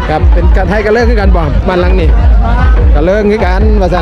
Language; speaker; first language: Thai; non-native, local second language; Northeastern Thai